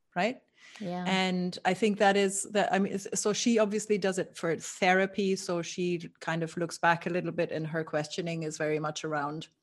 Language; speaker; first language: English; non-native, fluent; German